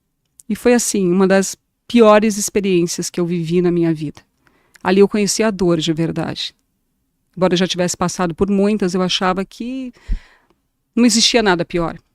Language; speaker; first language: Portuguese; native; Portuguese